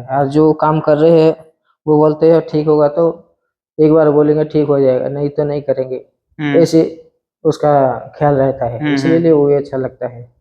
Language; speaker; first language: Hindi; non-native, local second language; Odia